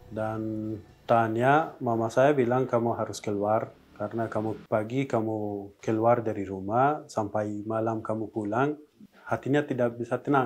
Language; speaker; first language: Indonesian; non-native, learner; Persian